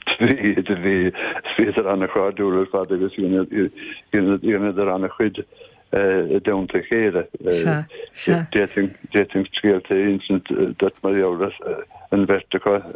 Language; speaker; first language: Irish; native; Irish